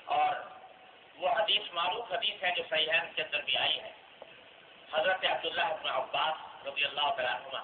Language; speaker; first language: Urdu; non-native, local second language; Pashto